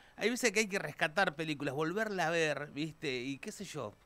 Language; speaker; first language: Spanish; native; Spanish